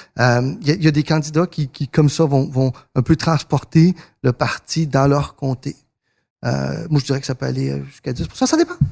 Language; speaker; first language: French; early bilingual, other home language; Spanish